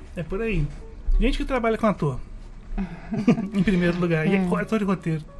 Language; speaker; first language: Portuguese; native; Portuguese